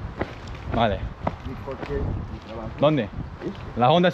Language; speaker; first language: Spanish; non-native, learner; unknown